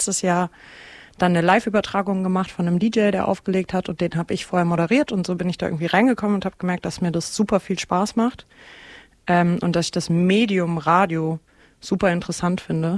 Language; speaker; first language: German; native; German